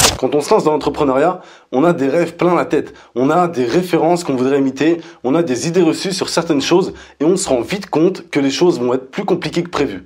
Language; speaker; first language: French; native; French